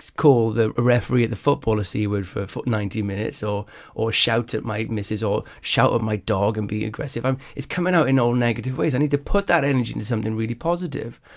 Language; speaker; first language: English; native; English